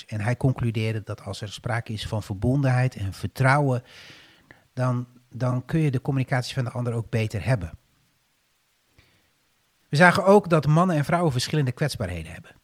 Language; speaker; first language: Dutch; native; Dutch